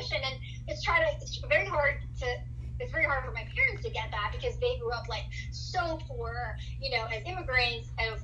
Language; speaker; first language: English; early bilingual, other home language; Spanish